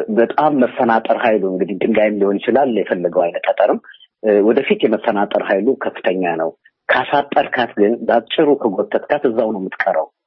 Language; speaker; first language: Amharic; native; Amharic